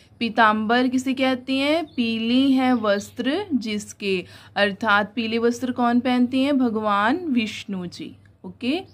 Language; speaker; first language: Hindi; non-native, local second language; Punjabi